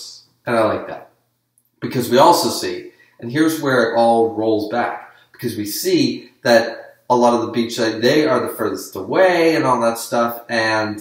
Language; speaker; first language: English; native; English